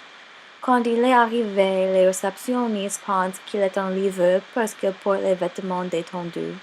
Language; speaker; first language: French; non-native, learner; English